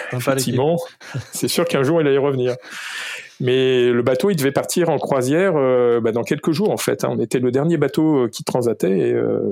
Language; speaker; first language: French; native; French